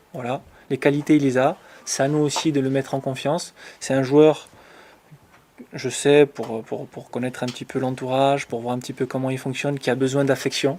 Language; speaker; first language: French; native; French